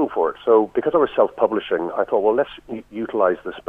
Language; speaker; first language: English; native; English